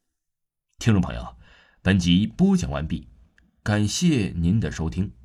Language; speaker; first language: Chinese; non-native, local second language; Cantonese